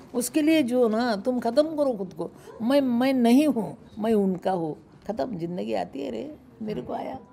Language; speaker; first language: Hindi; non-native, local second language; Marathi